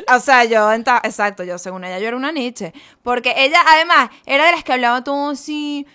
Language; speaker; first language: Spanish; native; Spanish